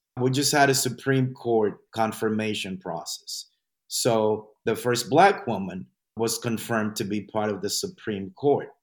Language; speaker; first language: English; non-native, fluent; Spanish